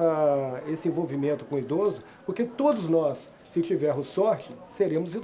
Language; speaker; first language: Portuguese; native; Portuguese